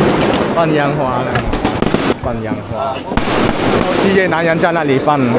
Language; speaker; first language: Chinese; non-native, fluent; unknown